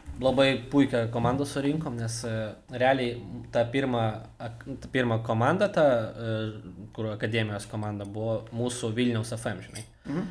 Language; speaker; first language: Lithuanian; non-native, local second language; Russian